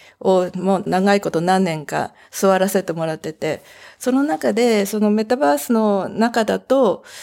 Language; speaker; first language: Japanese; native; Japanese